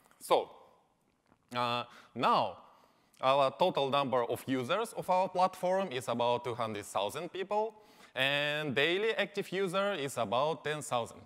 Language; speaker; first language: English; non-native, learner; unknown